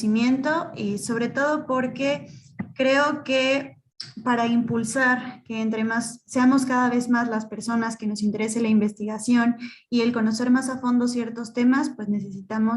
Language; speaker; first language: Spanish; native; Spanish